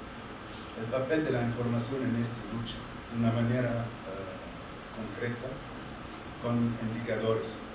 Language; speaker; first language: Spanish; non-native, fluent; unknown